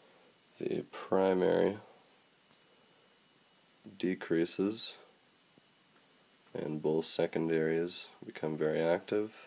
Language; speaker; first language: English; native; English